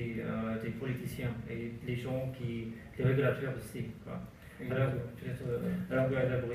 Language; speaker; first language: French; non-native, learner; German